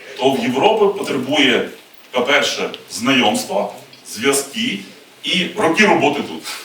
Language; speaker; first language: Ukrainian; native; Ukrainian